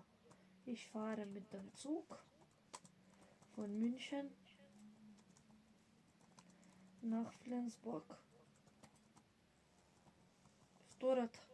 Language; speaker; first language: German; non-native, fluent; Macedonian